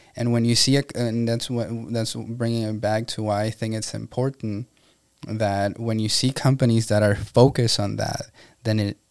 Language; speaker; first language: English; non-native, fluent; Spanish